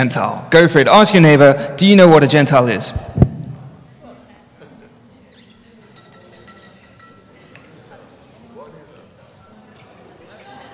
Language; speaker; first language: English; native; English